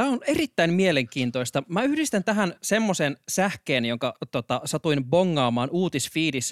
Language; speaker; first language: Finnish; native; Finnish